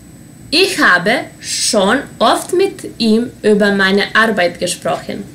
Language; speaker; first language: German; non-native, fluent; Serbian